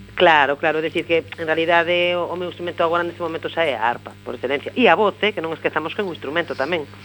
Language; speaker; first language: Galician; non-native, local second language; Spanish